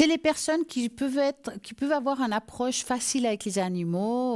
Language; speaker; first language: French; native; French